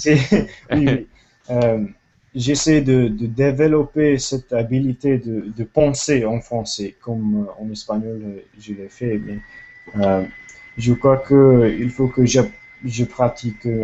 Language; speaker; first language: French; non-native, learner; English